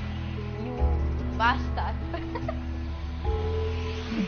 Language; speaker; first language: English; non-native, learner; Greek